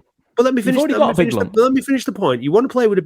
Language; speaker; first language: English; native; English